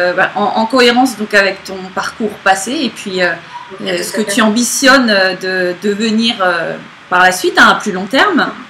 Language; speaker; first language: French; native; French